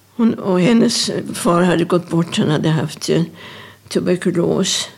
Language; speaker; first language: Swedish; early bilingual, other home language; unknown